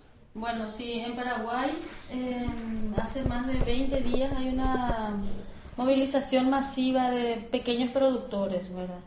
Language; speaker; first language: Spanish; native; Spanish